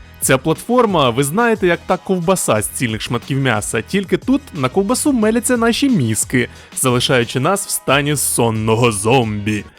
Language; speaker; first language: Ukrainian; native; Ukrainian